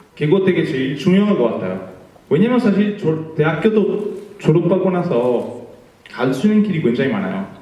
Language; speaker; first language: Korean; non-native, fluent; Italian